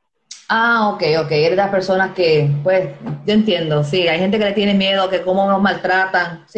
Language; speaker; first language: Spanish; native; Spanish